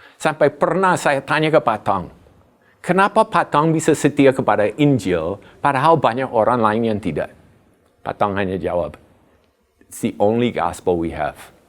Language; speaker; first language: Indonesian; non-native, fluent; English